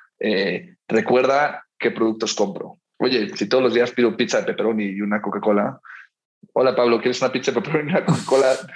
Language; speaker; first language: Spanish; early bilingual, heritage; Spanish